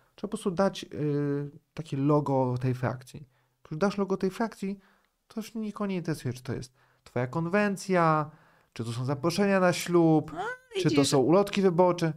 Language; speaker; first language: Polish; native; Polish